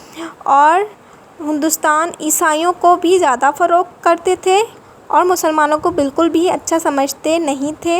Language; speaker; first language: Urdu; non-native, local second language; Sindhi